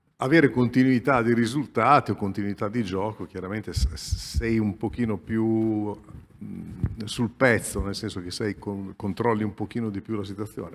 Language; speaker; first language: Italian; native; Italian